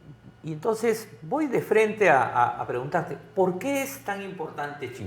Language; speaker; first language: Spanish; native; Spanish